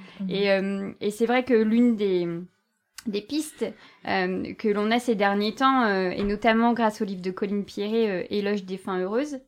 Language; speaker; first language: French; native; French